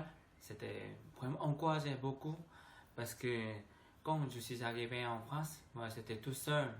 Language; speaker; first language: French; non-native, learner; Korean